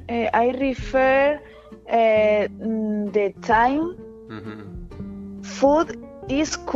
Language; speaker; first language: English; non-native, learner; Spanish